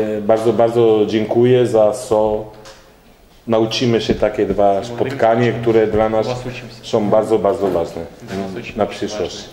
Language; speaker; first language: Polish; non-native, learner; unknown